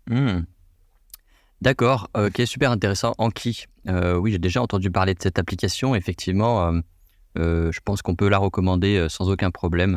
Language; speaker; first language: French; native; French